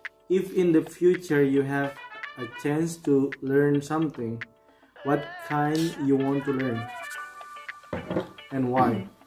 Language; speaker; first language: English; non-native, fluent; Indonesian